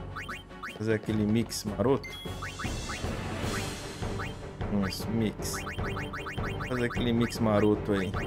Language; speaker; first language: Portuguese; native; Portuguese